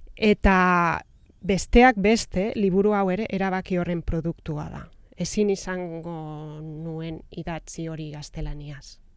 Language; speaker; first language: Basque; non-native, local second language; Catalan